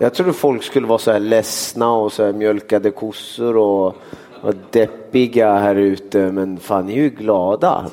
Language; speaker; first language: Swedish; early bilingual, other home language; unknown